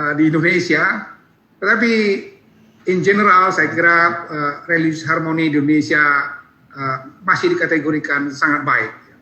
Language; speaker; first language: Indonesian; native; Indonesian